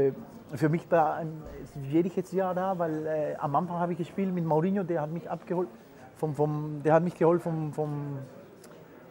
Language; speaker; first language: German; non-native, fluent; Spanish